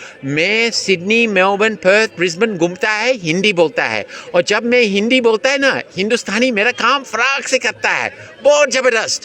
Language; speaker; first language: Hindi; non-native, fluent; English